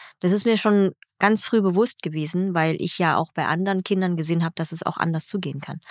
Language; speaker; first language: German; early bilingual, other home language; Vietnamese